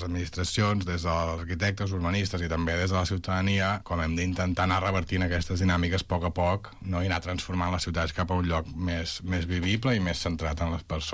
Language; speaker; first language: Catalan; native; Catalan